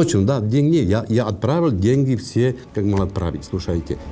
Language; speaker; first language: Russian; non-native, learner; Slovak